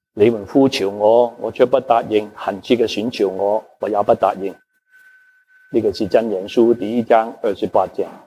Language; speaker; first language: Chinese; non-native, local second language; Cantonese